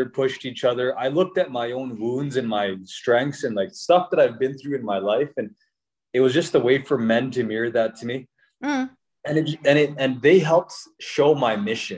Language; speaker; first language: English; native; English